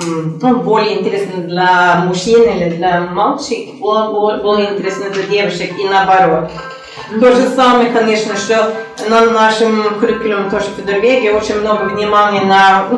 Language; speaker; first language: Russian; non-native, learner; Norwegian